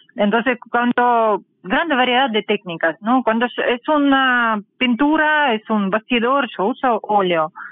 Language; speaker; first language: Spanish; non-native, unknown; Russian